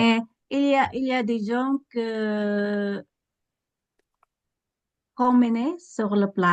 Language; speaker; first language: French; non-native, learner; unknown